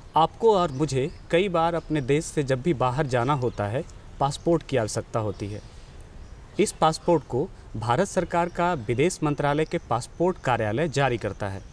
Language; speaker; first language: Hindi; native; Hindi